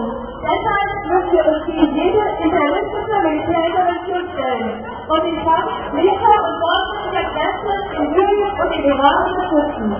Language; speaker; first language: German; native; German